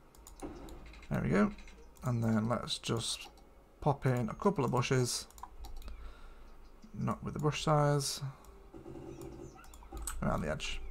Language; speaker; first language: English; native; English